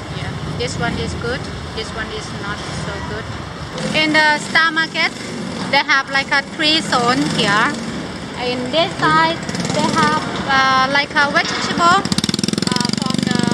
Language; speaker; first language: English; non-native, local second language; Thai